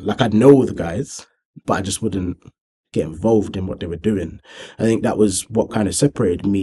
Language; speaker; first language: English; native; English